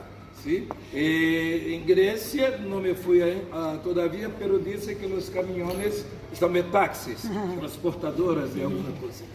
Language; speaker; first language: Spanish; non-native, learner; Portuguese